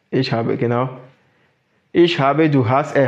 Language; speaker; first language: German; non-native, fluent; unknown